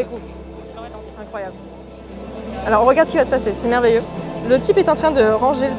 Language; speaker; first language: French; native; French